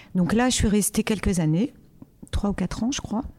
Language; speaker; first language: French; native; French